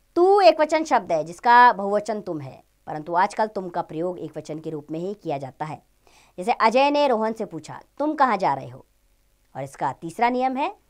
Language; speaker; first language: Hindi; native; Hindi